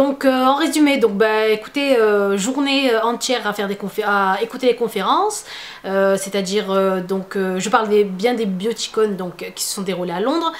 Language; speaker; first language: French; native; French